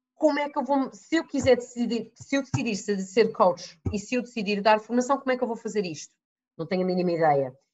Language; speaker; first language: Portuguese; early bilingual, other home language; English